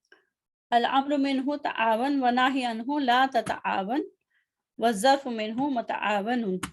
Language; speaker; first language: Arabic; non-native, fluent; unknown